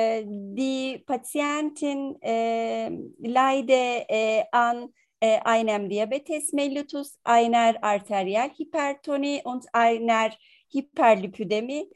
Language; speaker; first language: German; non-native, learner; Turkish